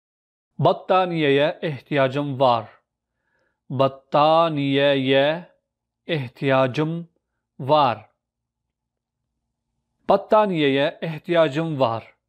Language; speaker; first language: Turkish; non-native, fluent; Urdu